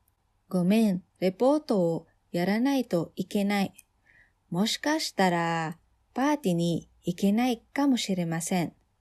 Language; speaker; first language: Japanese; non-native, fluent; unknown